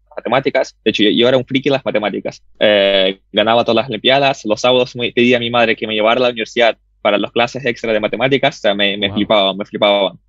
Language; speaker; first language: Spanish; early bilingual, other home language; Russian